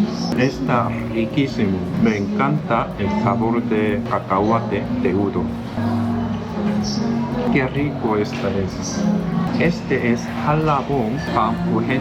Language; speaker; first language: Spanish; non-native, fluent; Korean